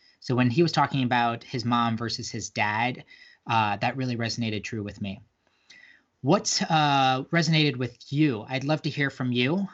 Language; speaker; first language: English; native; English